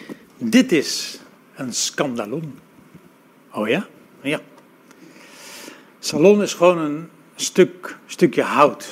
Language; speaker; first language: Dutch; native; Dutch